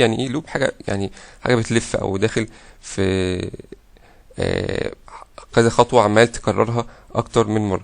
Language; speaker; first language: Arabic; native; Arabic